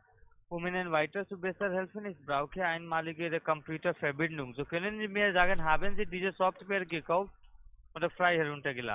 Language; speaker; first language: German; non-native, learner; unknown